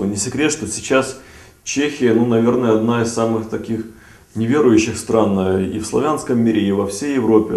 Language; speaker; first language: Russian; native; Russian